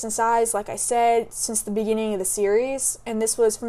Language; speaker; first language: English; native; English